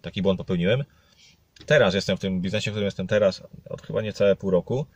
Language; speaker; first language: Polish; native; Polish